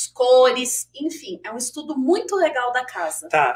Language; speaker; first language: Portuguese; native; Portuguese